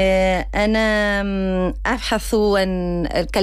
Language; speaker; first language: Arabic; non-native, learner; Spanish